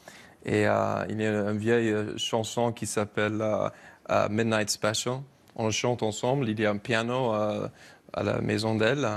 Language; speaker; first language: French; non-native, learner; English